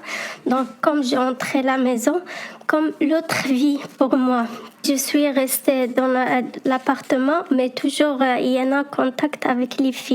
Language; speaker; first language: French; non-native, learner; Arabic